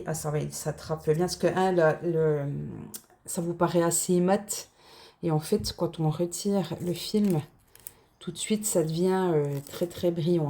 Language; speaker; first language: French; native; French